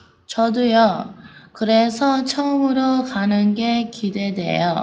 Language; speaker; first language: Korean; non-native, learner; English